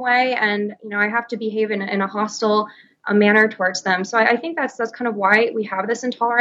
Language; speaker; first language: English; native; English